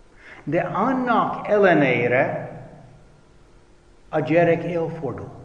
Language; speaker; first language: Hungarian; non-native, fluent; English